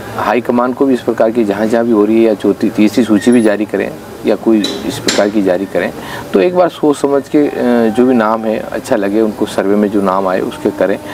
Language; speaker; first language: Hindi; native; Hindi